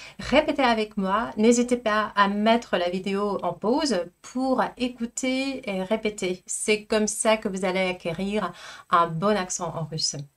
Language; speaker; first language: French; non-native, fluent; Russian